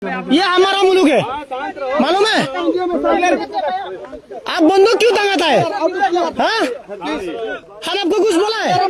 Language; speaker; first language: Hindi; non-native, learner; Bangla